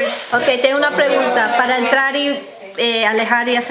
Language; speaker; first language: Spanish; non-native, learner; English